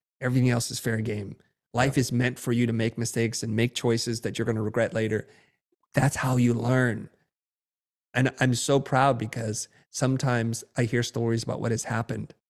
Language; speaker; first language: English; early bilingual, other home language; Vietnamese